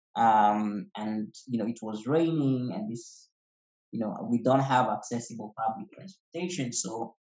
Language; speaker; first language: English; non-native, local second language; Kikuyu